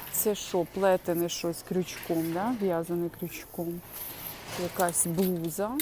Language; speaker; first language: Ukrainian; non-native, local second language; Russian